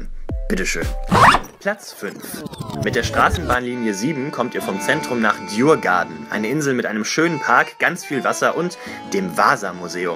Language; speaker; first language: German; native; German